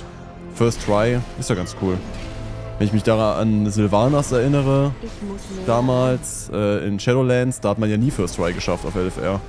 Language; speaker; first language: German; native; German